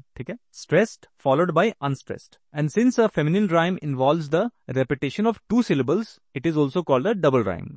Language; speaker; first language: English; non-native, local second language; Hindi